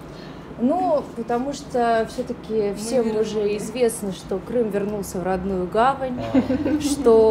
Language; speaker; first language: Russian; native; Russian